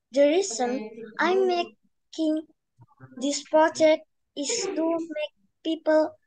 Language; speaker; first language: English; non-native, learner; Indonesian